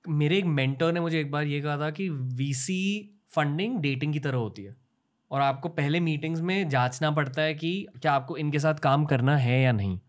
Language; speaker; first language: Hindi; native; Hindi